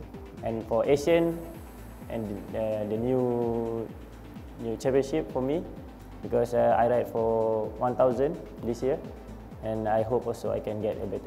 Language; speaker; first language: English; non-native, learner; Malay